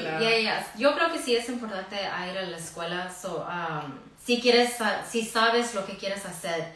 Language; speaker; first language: Spanish; early bilingual, heritage; Spanish